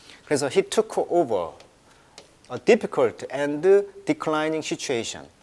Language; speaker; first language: English; non-native, fluent; Korean